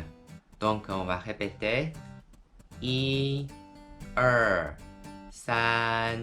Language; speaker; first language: French; non-native, fluent; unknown